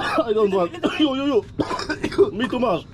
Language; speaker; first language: English; non-native, learner; Polish